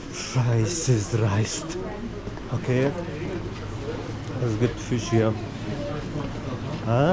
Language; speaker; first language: German; non-native, learner; Hindi